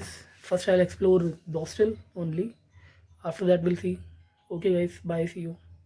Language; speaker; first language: English; non-native, local second language; Hindi